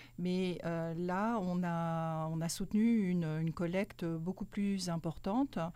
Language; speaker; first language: French; native; French